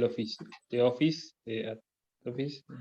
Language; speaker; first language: English; non-native, learner; Spanish